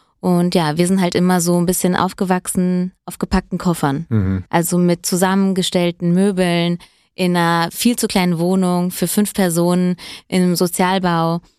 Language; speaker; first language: German; early bilingual, other home language; Italian